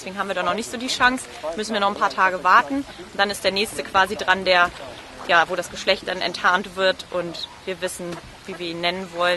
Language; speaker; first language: German; native; German